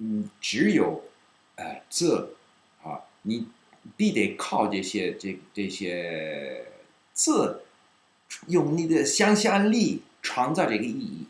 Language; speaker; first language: Chinese; non-native, fluent; English